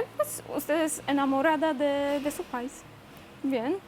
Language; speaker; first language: Spanish; non-native, fluent; Polish